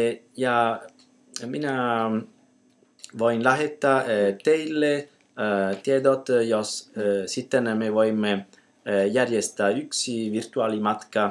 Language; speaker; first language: Finnish; non-native, learner; Italian